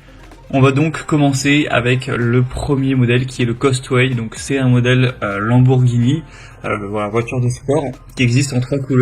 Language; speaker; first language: French; native; French